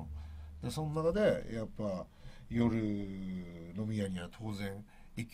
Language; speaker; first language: Japanese; native; Japanese